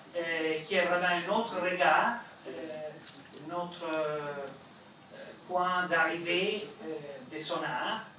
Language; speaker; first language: French; non-native, fluent; Italian